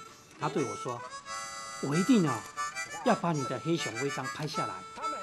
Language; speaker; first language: Chinese; native; Chinese